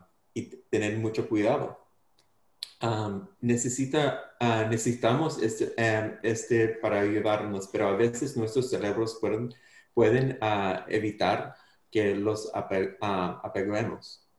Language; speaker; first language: Spanish; non-native, fluent; English